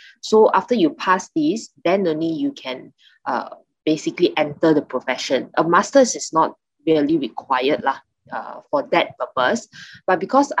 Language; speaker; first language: English; non-native, local second language; Chinese